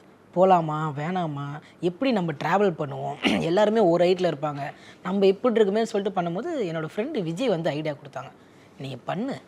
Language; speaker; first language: Tamil; native; Tamil